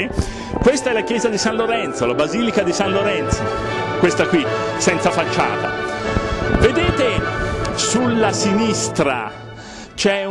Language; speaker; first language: Italian; native; Italian